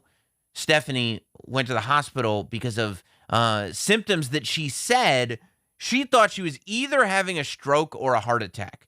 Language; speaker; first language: English; native; English